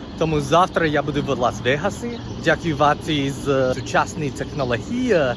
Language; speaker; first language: Ukrainian; non-native, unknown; English